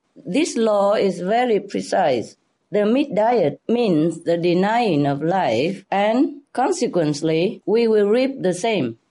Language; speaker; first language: English; non-native, fluent; Vietnamese